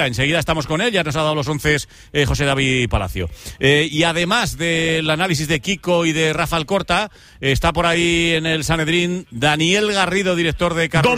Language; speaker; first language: Spanish; native; Spanish